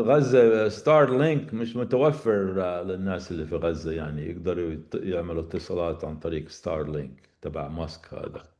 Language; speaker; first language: Arabic; native; Arabic